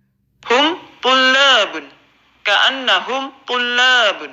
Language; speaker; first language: Arabic; non-native, fluent; Indonesian